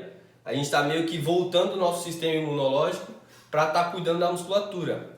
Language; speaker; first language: Portuguese; native; Portuguese